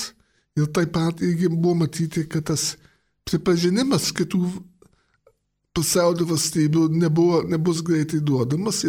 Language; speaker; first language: Lithuanian; early bilingual, heritage; Lithuanian